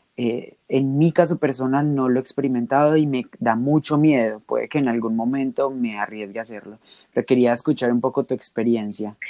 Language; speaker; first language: Spanish; native; Spanish